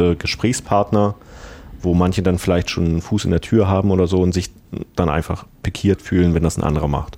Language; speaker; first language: German; native; German